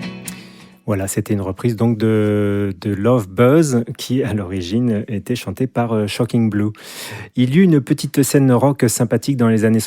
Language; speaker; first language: French; native; French